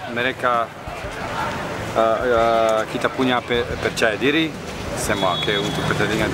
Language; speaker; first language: Indonesian; non-native, learner; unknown